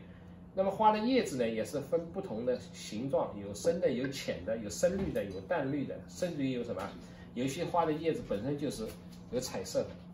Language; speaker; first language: Chinese; native; Chinese